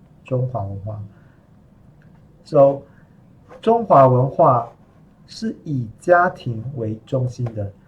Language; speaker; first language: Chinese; non-native, fluent; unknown